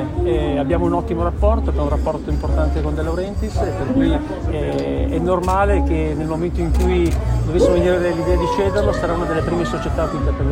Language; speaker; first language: Italian; native; Italian